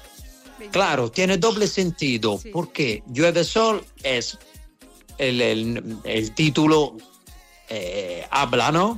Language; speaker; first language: Spanish; non-native, learner; Italian